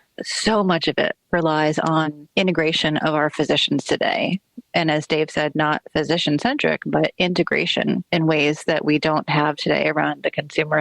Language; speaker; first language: English; native; English